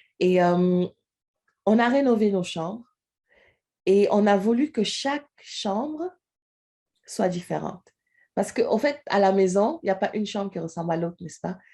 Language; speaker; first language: French; non-native, local second language; Wolof